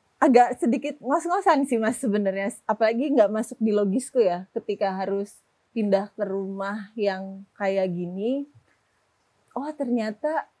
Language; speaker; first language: Indonesian; native; Indonesian